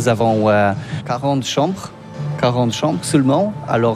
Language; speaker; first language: French; non-native, learner; Polish